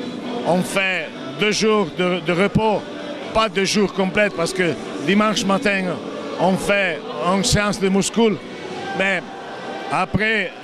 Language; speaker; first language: French; non-native, fluent; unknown